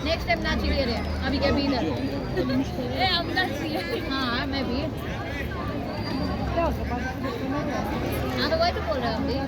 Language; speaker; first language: Hindi; non-native, local second language; Nepali